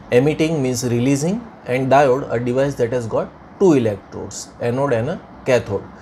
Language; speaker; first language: English; non-native, local second language; Gujarati